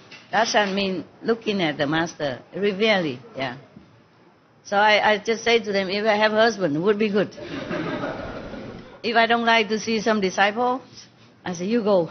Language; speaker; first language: English; non-native, fluent; Vietnamese